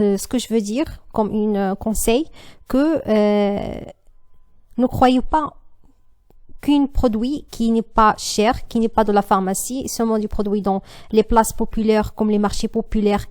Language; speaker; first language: French; non-native, learner; Arabic